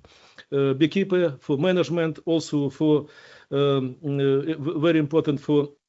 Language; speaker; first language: English; non-native, learner; Ukrainian